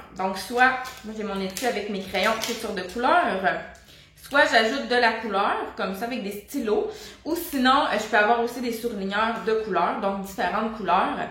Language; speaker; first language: French; native; French